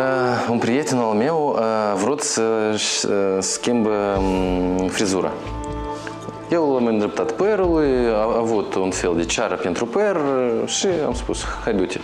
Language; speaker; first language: Romanian; non-native, local second language; Russian